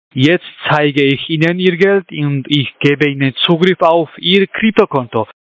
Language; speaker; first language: German; non-native, learner; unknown